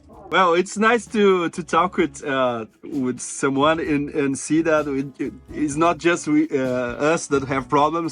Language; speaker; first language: English; non-native, fluent; Portuguese